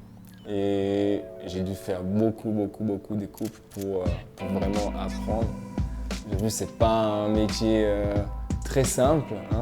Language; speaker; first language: French; non-native, fluent; Portuguese